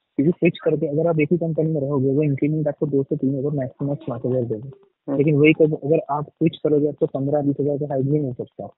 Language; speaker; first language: Hindi; non-native, local second language; Bangla